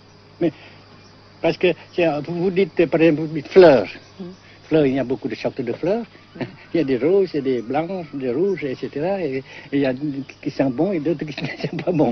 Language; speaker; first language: French; non-native, fluent; Vietnamese